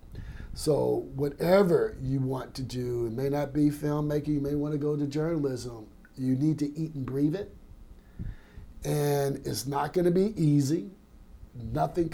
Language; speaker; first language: English; native; English